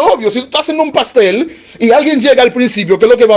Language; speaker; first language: Spanish; native; Spanish